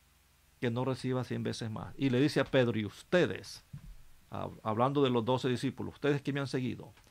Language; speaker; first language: Spanish; native; Spanish